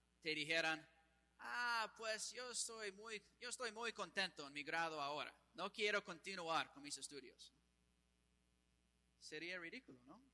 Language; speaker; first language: Spanish; non-native, fluent; English